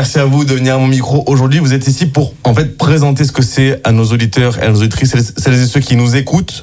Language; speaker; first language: French; native; French